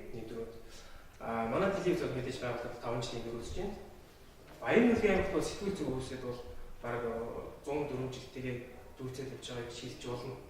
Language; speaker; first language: Mongolian; non-native, local second language; Kazakh